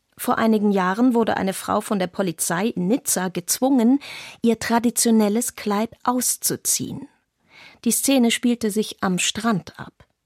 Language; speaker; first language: German; non-native, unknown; Arabic